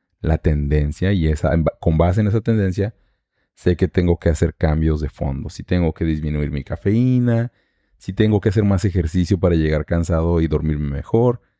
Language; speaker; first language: Spanish; native; Spanish